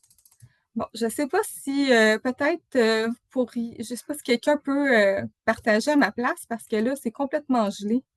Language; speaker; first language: French; native; French